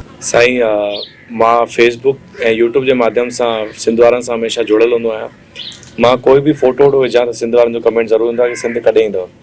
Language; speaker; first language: Sindhi; early bilingual, heritage; Sindhi